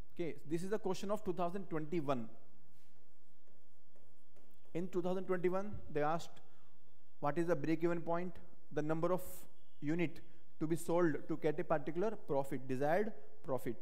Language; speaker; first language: English; non-native, local second language; Hindi